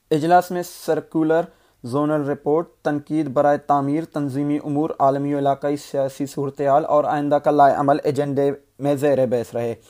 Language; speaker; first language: Urdu; non-native, local second language; Baluchi